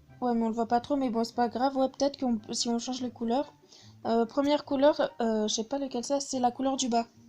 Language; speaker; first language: French; native; French